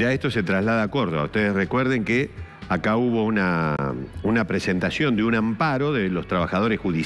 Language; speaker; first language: Spanish; native; Spanish